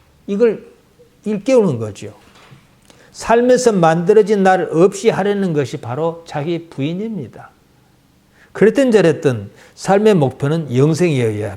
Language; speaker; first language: Korean; native; Korean